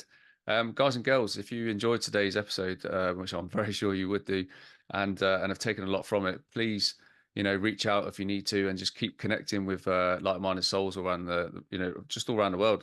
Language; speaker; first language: English; native; English